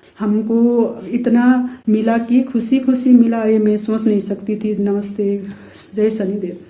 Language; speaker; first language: Hindi; non-native, local second language; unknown